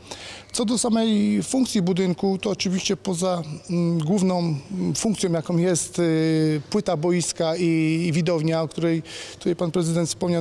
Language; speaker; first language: Polish; native; Polish